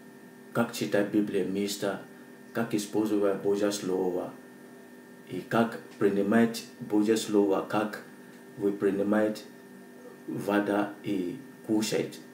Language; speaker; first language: Russian; non-native, learner; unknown